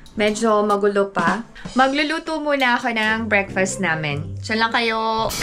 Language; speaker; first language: Filipino; native; Filipino